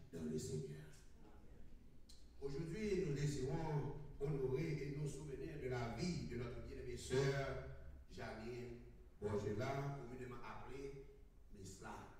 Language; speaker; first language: French; native; French